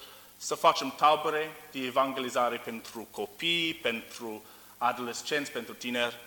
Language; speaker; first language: Romanian; non-native, learner; English